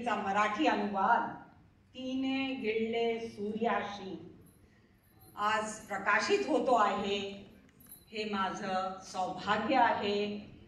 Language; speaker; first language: Marathi; early bilingual, heritage; Marathi